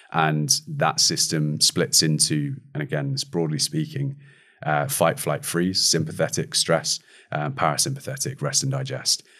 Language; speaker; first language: English; native; English